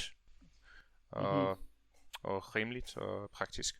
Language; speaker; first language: Danish; non-native, learner; English